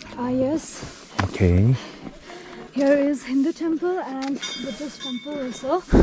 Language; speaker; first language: English; non-native, fluent; Nepali